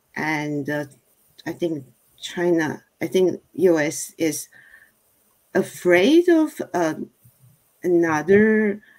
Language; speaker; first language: English; non-native, fluent; Chinese